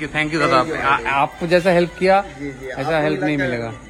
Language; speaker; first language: Hindi; non-native, local second language; Bangla